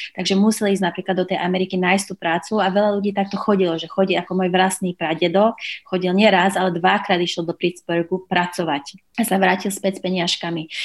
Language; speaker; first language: Slovak; early bilingual, heritage; Slovak